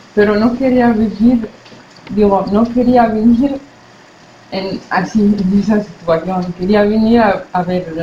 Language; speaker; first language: Spanish; non-native, learner; Arabic